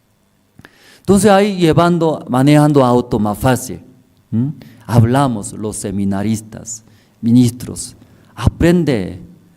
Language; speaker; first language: Spanish; non-native, fluent; Korean